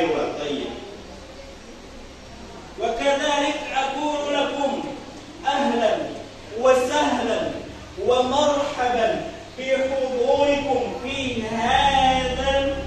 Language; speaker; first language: Arabic; non-native, learner; Indonesian